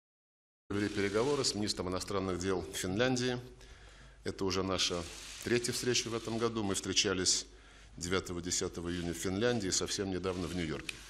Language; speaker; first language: Russian; native; Russian